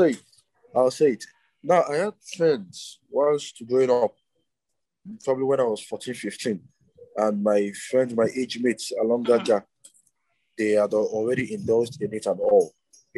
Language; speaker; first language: English; non-native, local second language; Igbo